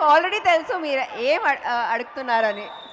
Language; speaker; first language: Telugu; non-native, fluent; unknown